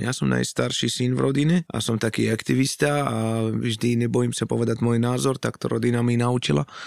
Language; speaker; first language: Slovak; non-native, fluent; Arabic